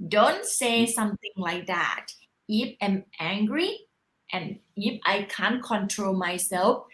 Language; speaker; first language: English; non-native, learner; Thai